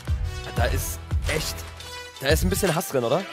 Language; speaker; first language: German; native; German